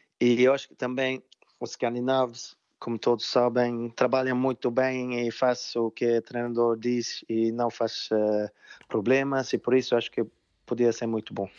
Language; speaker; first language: Portuguese; non-native, fluent; Swedish